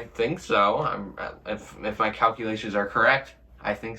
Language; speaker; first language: English; native; English